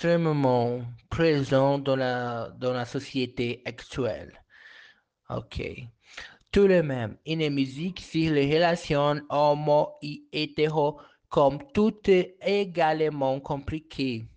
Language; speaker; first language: French; non-native, learner; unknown